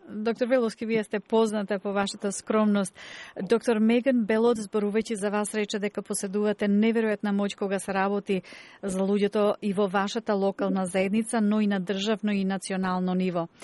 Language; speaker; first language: Macedonian; native; Macedonian